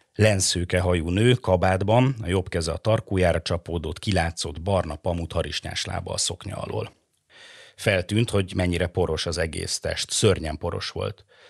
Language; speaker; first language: Hungarian; native; Hungarian